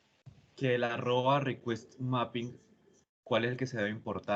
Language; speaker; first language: Spanish; native; Spanish